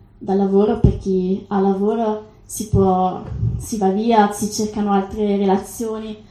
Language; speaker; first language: Italian; native; Italian